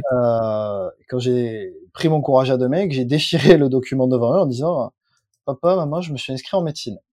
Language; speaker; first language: French; native; French